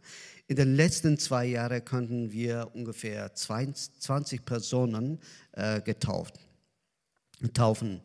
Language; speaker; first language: German; non-native, learner; Azerbaijani